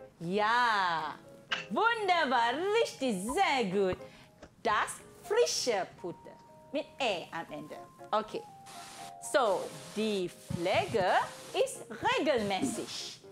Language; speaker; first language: German; non-native, fluent; Malay